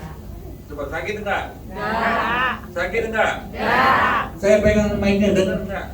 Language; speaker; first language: Indonesian; non-native, learner; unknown